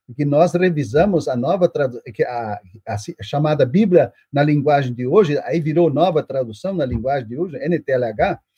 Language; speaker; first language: Portuguese; non-native, local second language; German